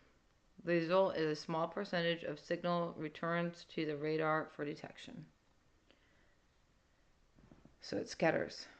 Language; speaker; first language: English; native; English